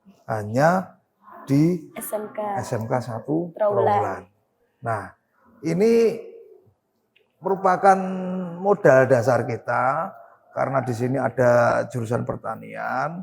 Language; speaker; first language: Indonesian; native; Indonesian